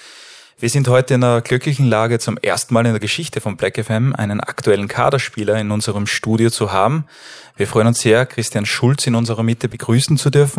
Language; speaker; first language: German; native; German